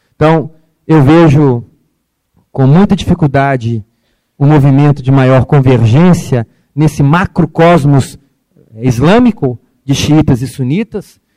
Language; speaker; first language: Portuguese; early bilingual, other home language; Arabic